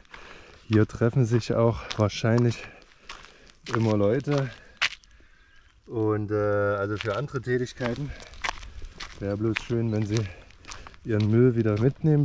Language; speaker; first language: German; native; German